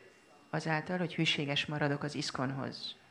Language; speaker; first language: Hungarian; native; Hungarian